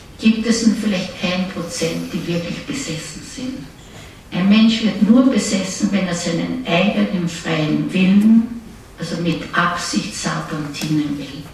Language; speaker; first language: German; native; German